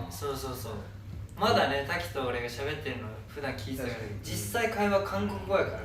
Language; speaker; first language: Japanese; native; Japanese